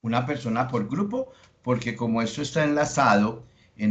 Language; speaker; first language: Spanish; native; Spanish